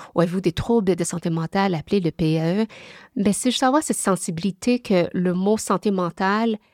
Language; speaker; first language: French; early bilingual, other home language; Vietnamese